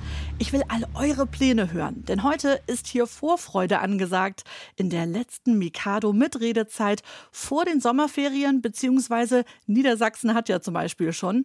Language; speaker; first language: German; native; German